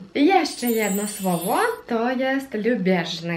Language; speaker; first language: Polish; non-native, fluent; Russian